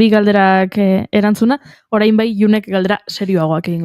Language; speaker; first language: Basque; native; Basque